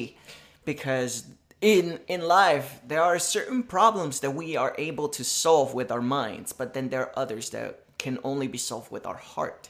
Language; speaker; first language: English; non-native, fluent; Spanish